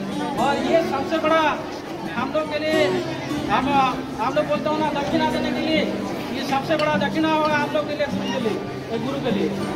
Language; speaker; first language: Hindi; non-native, local second language; Odia